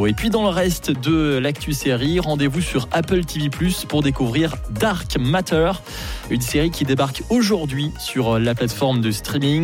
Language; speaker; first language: French; native; French